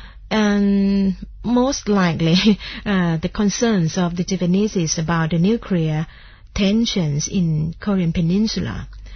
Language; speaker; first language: English; non-native, fluent; Thai